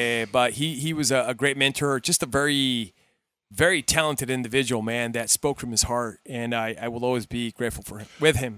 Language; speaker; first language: English; early bilingual, other home language; Spanish